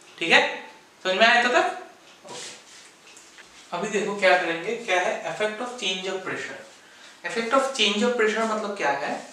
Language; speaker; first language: Hindi; native; Hindi